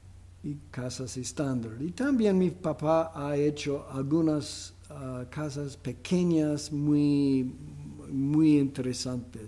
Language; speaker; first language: Spanish; non-native, fluent; English